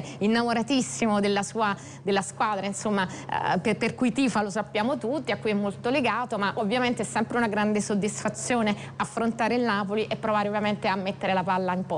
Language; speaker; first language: Italian; native; Italian